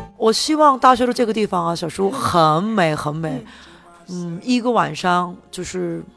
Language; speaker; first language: Chinese; non-native, fluent; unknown